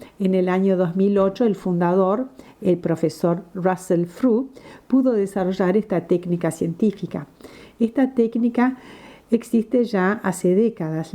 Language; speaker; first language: Spanish; non-native, fluent; English